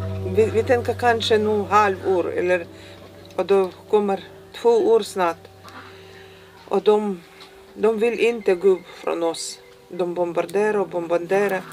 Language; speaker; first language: Swedish; early bilingual, heritage; Swedish